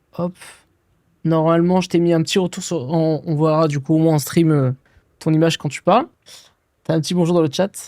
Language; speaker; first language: French; native; French